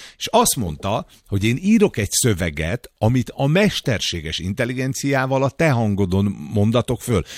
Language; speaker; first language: Hungarian; native; Hungarian